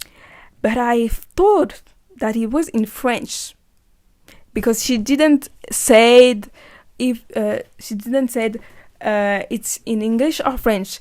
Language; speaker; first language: English; non-native, learner; French